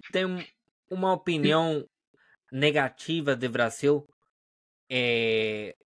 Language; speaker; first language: Portuguese; non-native, learner; Spanish